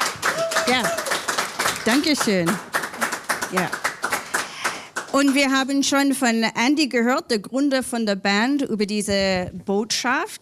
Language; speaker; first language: German; non-native, learner; English